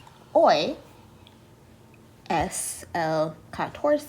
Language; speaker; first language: Spanish; non-native, learner; English